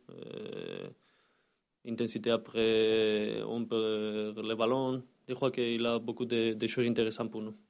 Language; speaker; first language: French; non-native, learner; Spanish